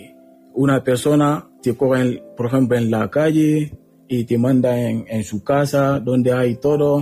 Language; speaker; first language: Spanish; non-native, learner; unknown